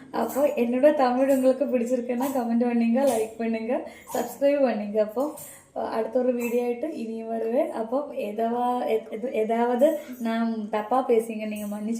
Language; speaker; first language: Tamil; non-native, learner; Malayalam